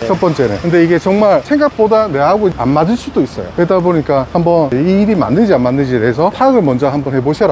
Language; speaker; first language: Korean; native; Korean